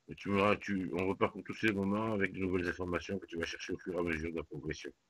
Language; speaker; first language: French; native; French